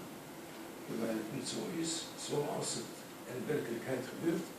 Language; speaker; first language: Dutch; non-native, fluent; Arabic